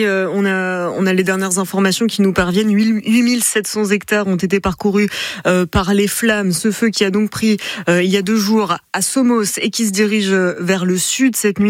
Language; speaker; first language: French; native; French